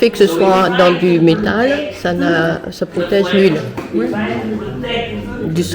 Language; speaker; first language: French; native; French